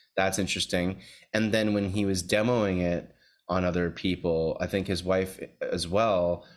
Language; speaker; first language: English; native; English